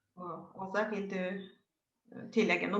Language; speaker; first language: Swedish; non-native, fluent; Italian